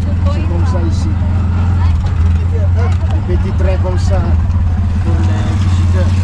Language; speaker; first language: French; non-native, local second language; Malagasy